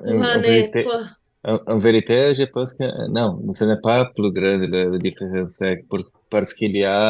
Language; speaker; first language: French; non-native, learner; Portuguese